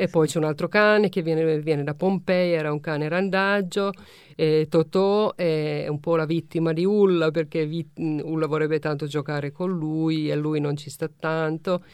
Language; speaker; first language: Italian; non-native, fluent; Finnish